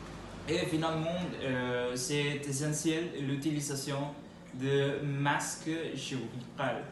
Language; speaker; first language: French; non-native, learner; Spanish